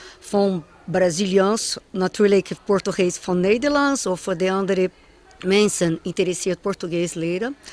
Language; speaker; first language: Dutch; non-native, learner; Portuguese